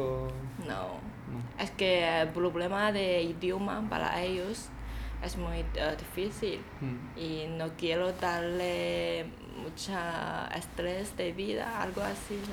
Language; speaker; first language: Spanish; non-native, learner; Chinese